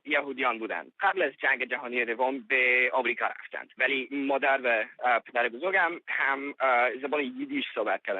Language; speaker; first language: Persian; non-native, learner; English